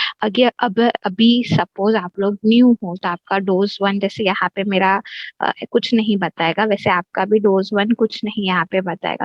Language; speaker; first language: Hindi; native; Hindi